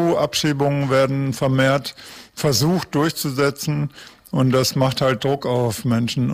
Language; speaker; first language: German; native; German